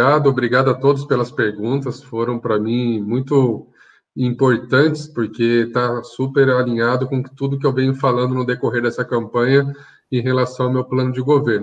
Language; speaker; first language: Portuguese; native; Portuguese